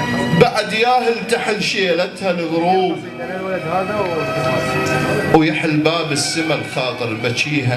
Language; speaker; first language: Arabic; native; Arabic